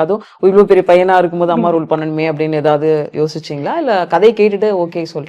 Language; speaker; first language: Tamil; native; Tamil